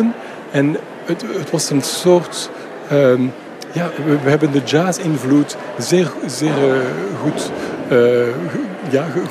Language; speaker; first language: Dutch; non-native, local second language; French